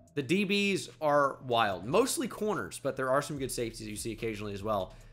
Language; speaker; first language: English; native; English